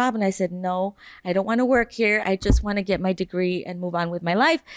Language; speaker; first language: English; native; English